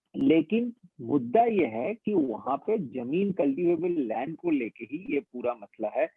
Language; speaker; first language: Hindi; non-native, local second language; Assamese